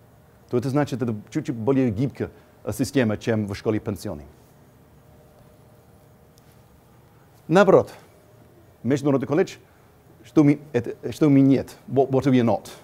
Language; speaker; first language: Russian; non-native, fluent; English